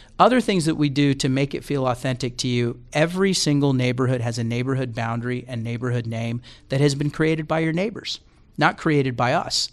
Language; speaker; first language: English; native; English